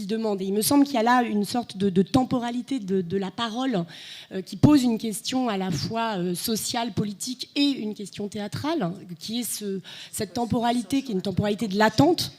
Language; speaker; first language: French; native; French